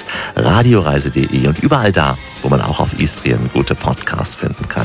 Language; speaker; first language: German; native; German